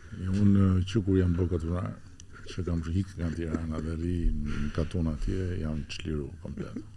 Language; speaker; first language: Albanian; native; Albanian